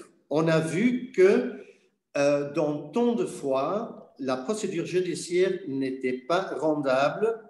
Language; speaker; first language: French; non-native, fluent; Dutch